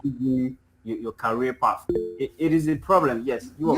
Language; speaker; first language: English; non-native, fluent; French